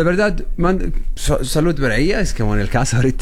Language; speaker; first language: Spanish; non-native, learner; Arabic